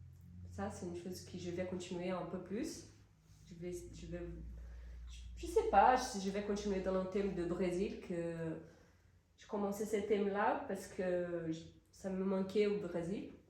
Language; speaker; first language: French; non-native, fluent; Portuguese